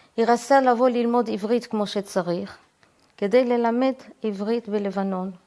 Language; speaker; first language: Hebrew; early bilingual, heritage; Hebrew